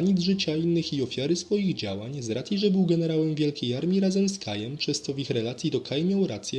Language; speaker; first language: Polish; native; Polish